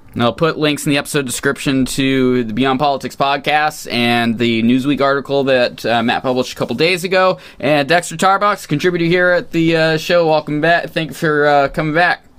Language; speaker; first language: English; native; English